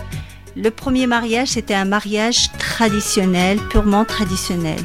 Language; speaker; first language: French; non-native, local second language; Arabic